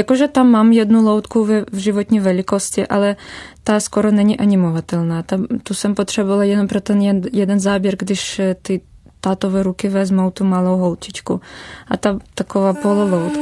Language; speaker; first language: Czech; non-native, fluent; Russian